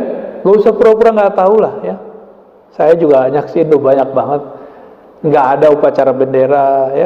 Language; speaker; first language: Indonesian; native; Indonesian